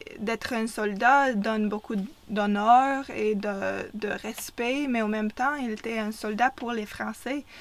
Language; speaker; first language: French; non-native, fluent; English